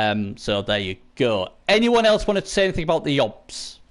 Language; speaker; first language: English; native; English